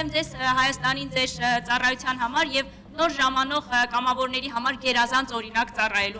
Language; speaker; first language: Armenian; native; Armenian